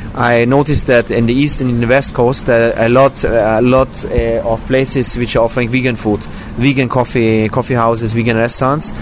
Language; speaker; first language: English; non-native, fluent; German